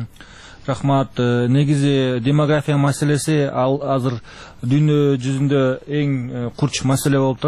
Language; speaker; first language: Kyrgyz; native; Kyrgyz